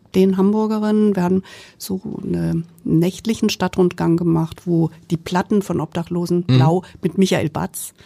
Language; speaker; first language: German; native; German